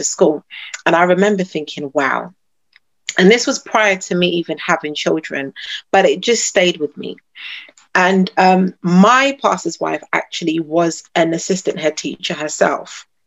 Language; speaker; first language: English; native; English